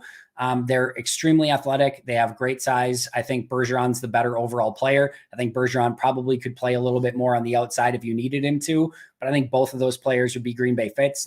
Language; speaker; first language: English; native; English